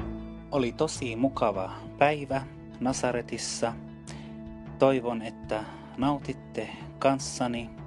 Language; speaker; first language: Finnish; non-native, fluent; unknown